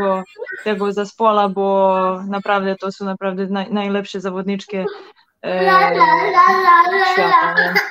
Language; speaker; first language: Polish; non-native, learner; Serbian